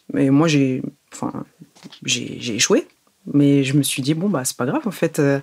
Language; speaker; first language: French; early bilingual, other home language; Arabic